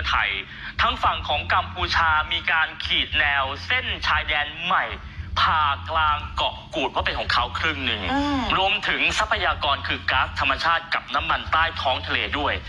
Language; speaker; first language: Thai; native; Thai